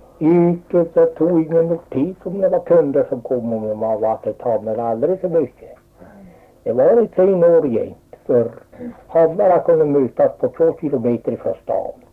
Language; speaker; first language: Swedish; native; Swedish